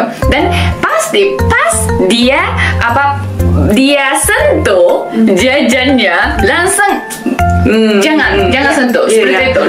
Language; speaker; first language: Indonesian; non-native, learner; Japanese